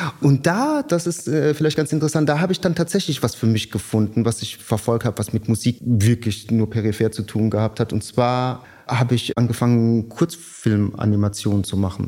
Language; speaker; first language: German; native; German